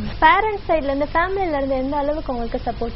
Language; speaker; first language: Tamil; native; Tamil